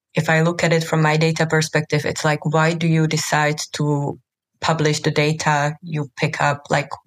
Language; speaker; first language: English; non-native, fluent; Czech